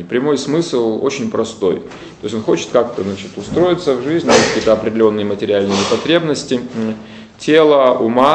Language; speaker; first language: Russian; native; Russian